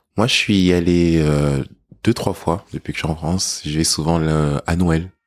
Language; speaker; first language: French; early bilingual, other home language; English